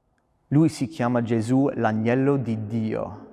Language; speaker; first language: Italian; non-native, fluent; English